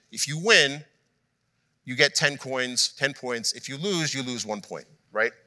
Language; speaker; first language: English; native; English